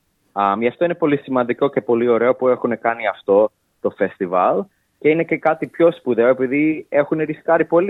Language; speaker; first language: Greek; early bilingual, heritage; English